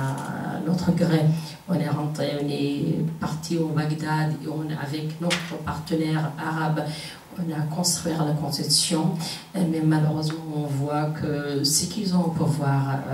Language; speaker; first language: French; non-native, fluent; Kurdish